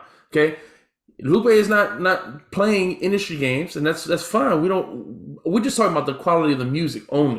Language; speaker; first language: English; native; English